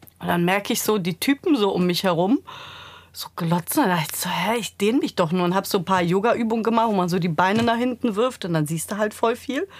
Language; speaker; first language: German; early bilingual, other home language; Serbian